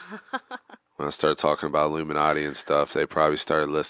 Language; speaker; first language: English; native; English